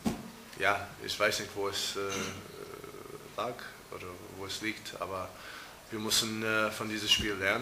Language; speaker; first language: German; non-native, fluent; English